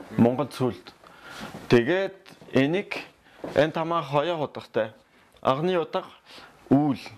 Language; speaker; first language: Mongolian; non-native, learner; French